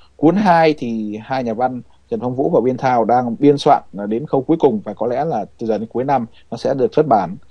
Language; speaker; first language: Vietnamese; native; Vietnamese